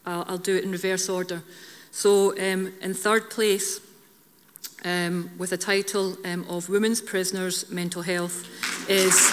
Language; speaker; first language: English; native; English